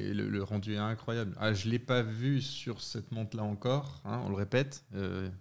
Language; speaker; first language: French; native; French